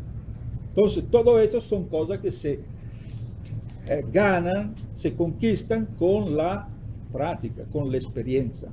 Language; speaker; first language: Spanish; non-native, fluent; Italian